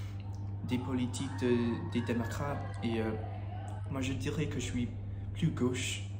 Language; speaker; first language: French; non-native, learner; English